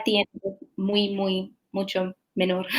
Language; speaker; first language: Spanish; non-native, learner; English